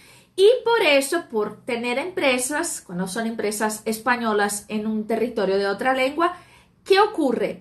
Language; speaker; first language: Spanish; non-native, fluent; Portuguese